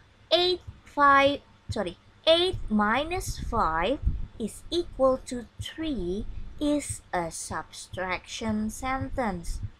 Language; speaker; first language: English; non-native, fluent; Indonesian